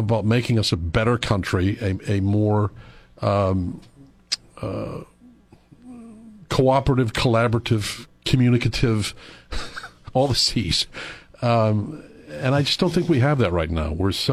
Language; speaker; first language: English; native; English